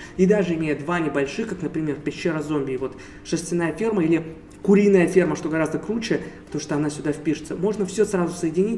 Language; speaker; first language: Russian; native; Russian